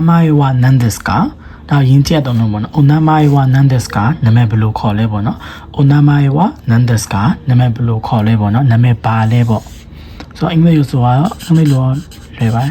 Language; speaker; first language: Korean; non-native, learner; Burmese